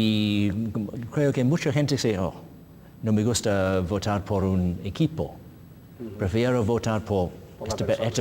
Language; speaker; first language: Spanish; non-native, learner; English